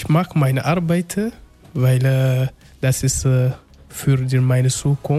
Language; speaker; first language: German; non-native, learner; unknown